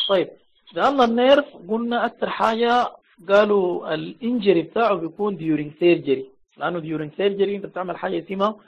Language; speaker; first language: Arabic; native; Arabic